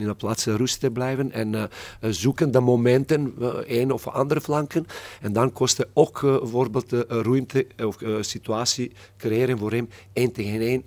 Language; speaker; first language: Dutch; non-native, fluent; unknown